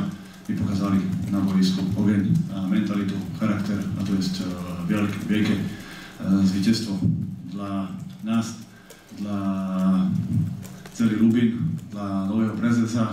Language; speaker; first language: Polish; non-native, learner; Slovak